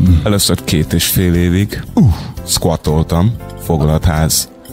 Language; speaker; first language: Hungarian; non-native, fluent; English